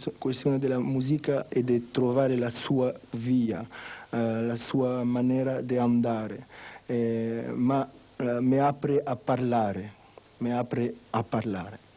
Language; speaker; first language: Italian; non-native, learner; French